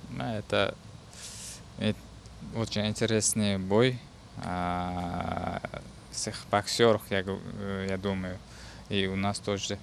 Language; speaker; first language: Russian; non-native, fluent; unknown